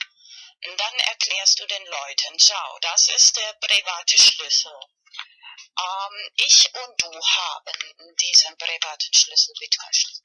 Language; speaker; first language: German; non-native, learner; Spanish